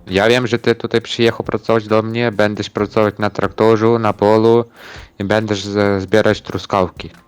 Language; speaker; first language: Polish; non-native, learner; Ukrainian